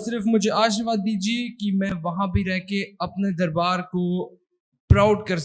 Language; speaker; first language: Hindi; early bilingual, heritage; Hindi